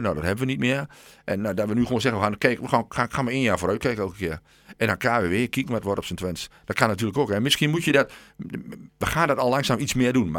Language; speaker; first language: Dutch; native; Dutch